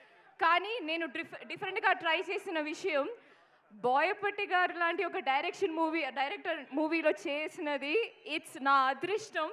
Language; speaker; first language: Telugu; non-native, learner; Malayalam